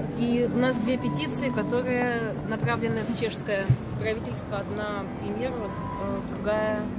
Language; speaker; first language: Russian; native; Russian